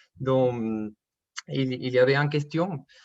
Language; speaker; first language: French; non-native, fluent; Spanish